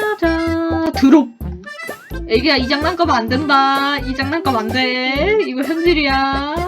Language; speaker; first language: Korean; native; Korean